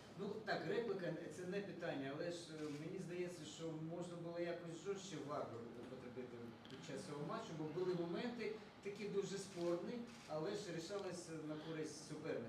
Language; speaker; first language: Ukrainian; non-native, local second language; Russian